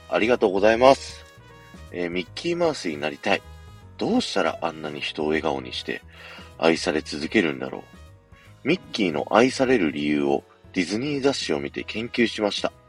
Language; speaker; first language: Japanese; native; Japanese